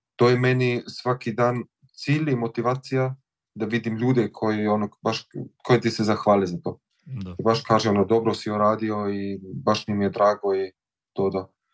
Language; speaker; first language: Serbian; early bilingual, heritage; Croatian